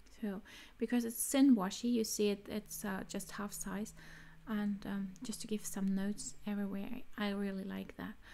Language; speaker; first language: English; non-native, fluent; German